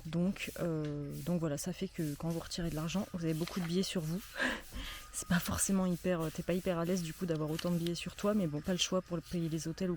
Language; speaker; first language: French; native; French